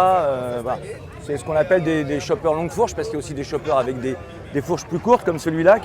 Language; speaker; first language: French; native; French